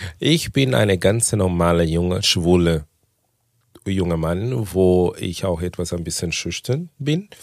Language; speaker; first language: German; non-native, fluent; Portuguese